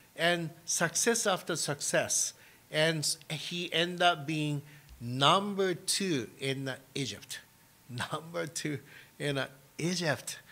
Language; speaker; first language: English; non-native, fluent; Japanese